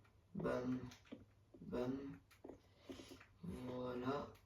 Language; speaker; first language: French; native; French